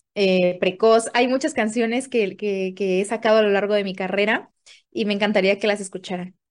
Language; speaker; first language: Spanish; native; Spanish